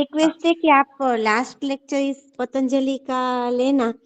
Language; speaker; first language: Hindi; non-native, local second language; Gujarati